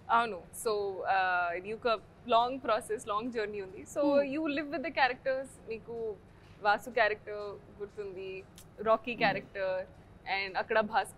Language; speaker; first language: Telugu; non-native, fluent; Hindi